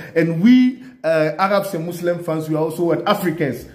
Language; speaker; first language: English; non-native, local second language; Hausa